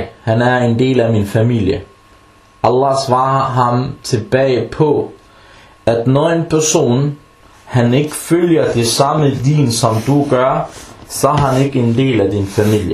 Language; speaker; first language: Danish; non-native, fluent; Arabic